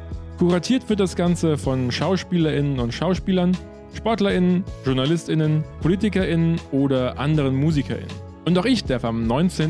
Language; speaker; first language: German; native; German